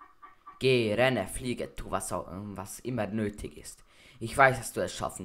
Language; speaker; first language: German; native; German